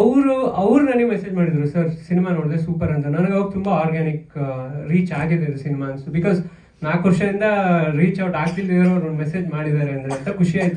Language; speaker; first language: Kannada; native; Kannada